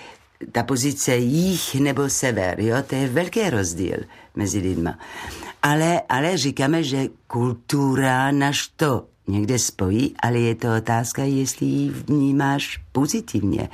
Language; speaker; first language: Czech; non-native, learner; French